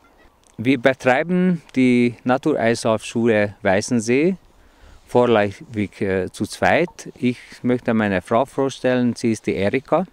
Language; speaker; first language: German; non-native, fluent; Hungarian